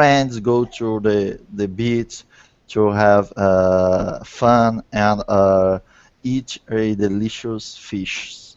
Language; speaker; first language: English; non-native, learner; Portuguese